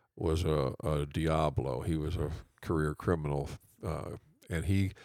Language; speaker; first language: English; native; English